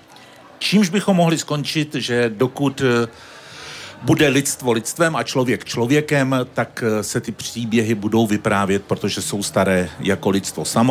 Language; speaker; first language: Czech; native; Czech